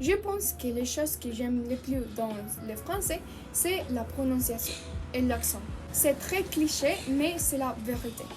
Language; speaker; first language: French; non-native, learner; Spanish